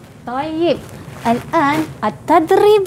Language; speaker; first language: Arabic; non-native, fluent; Malay